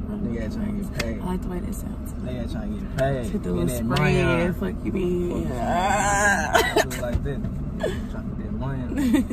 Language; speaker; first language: English; native; English